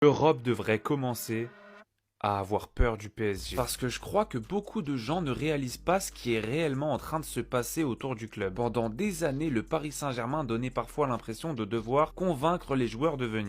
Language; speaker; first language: French; native; French